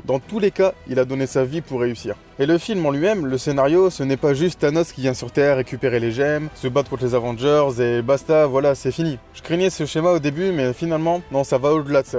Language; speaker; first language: French; native; French